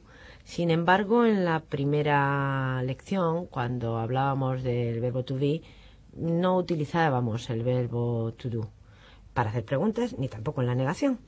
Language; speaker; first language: Spanish; native; Spanish